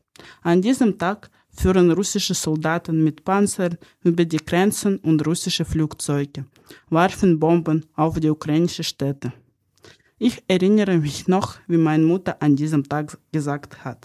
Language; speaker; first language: German; non-native, fluent; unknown